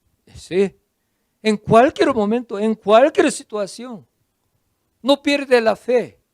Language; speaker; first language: Spanish; non-native, fluent; Korean